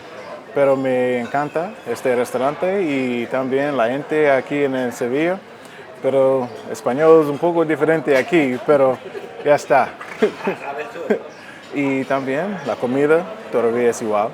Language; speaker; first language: Spanish; non-native, learner; English